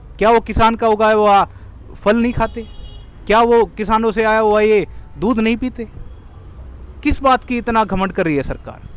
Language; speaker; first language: Hindi; native; Hindi